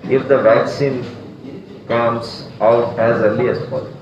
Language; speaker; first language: English; non-native, local second language; Kannada